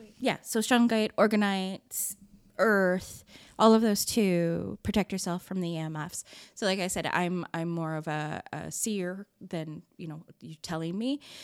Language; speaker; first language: English; native; English